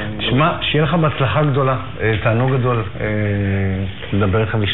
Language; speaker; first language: Hebrew; native; Hebrew